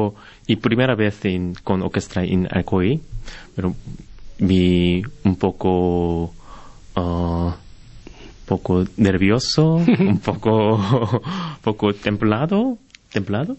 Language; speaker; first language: Spanish; non-native, learner; Korean